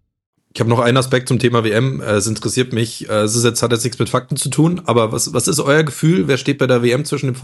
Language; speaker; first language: German; native; German